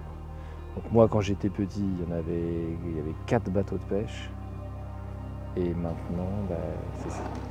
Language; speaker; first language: French; native; French